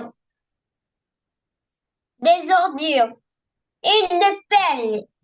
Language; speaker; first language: French; non-native, learner; Arabic